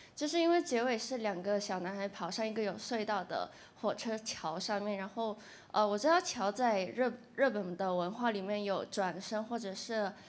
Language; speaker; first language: Chinese; non-native, local second language; Cantonese